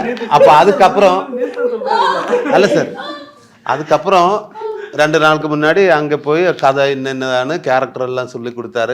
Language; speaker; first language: Tamil; non-native, learner; Malayalam